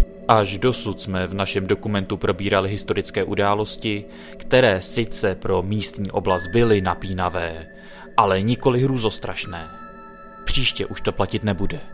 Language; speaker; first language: Czech; native; Czech